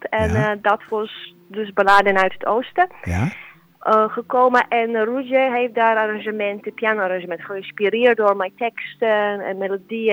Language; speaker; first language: Dutch; non-native, fluent; Serbian